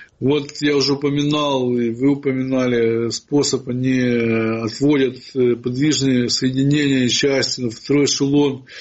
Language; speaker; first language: Russian; non-native, local second language; Ukrainian